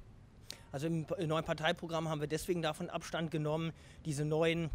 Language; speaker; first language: German; native; German